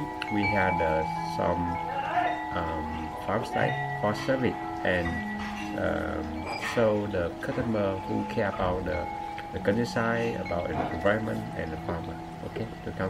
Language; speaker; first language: English; non-native, learner; Vietnamese